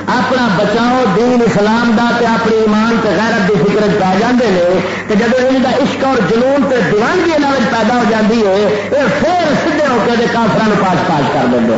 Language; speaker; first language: Urdu; native; Urdu